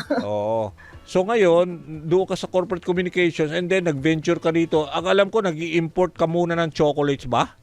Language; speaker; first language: Filipino; native; Filipino